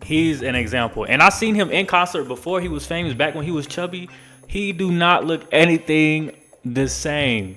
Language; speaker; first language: English; native; English